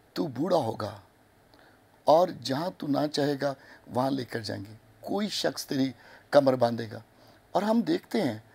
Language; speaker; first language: Urdu; non-native, local second language; Punjabi